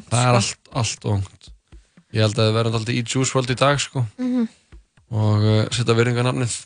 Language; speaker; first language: Icelandic; native; Icelandic